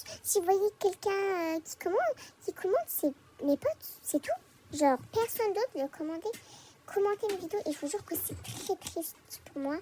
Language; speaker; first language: French; native; French